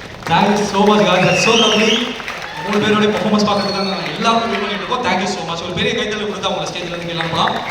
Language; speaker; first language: Tamil; native; Tamil